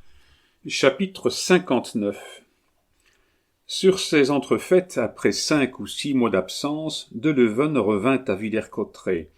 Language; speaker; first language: French; native; French